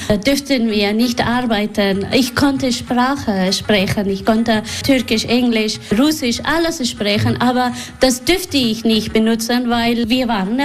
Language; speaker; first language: German; non-native, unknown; Persian